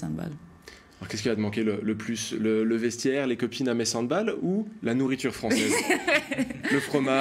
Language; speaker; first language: French; native; French